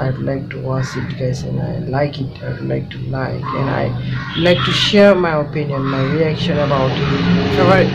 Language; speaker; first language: English; non-native, local second language; Bangla